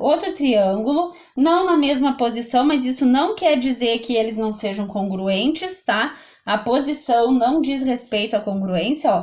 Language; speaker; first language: Portuguese; native; Portuguese